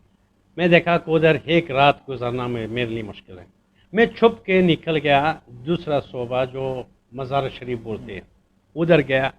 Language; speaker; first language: Hindi; non-native, fluent; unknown